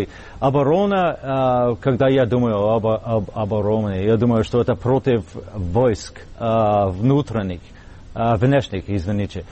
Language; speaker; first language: Russian; non-native, fluent; English